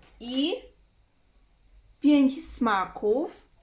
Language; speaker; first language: Polish; non-native, learner; Chinese